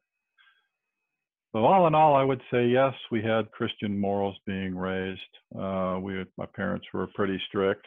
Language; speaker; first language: English; native; English